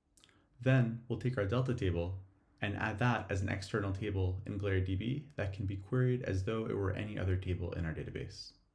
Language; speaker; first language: English; native; English